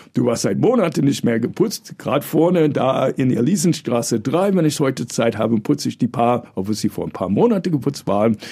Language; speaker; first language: German; early bilingual, other home language; English